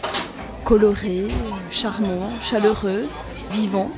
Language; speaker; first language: French; native; French